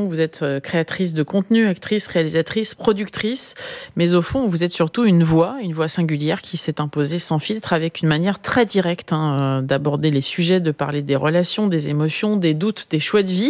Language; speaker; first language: French; native; French